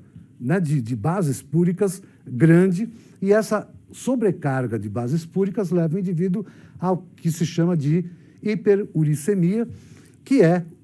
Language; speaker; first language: Portuguese; native; Portuguese